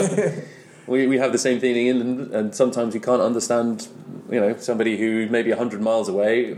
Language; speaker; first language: English; native; English